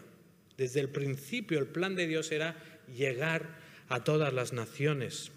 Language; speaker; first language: Spanish; native; Spanish